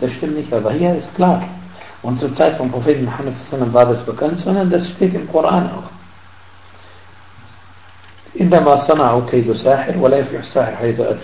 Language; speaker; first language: German; non-native, fluent; Arabic